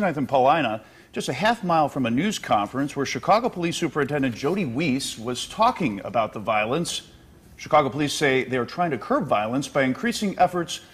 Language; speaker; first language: English; native; English